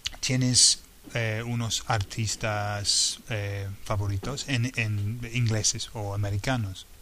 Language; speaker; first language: Spanish; non-native, fluent; English